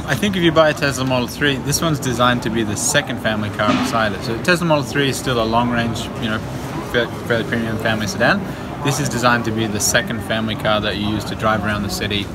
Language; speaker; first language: English; non-native, fluent; Ukrainian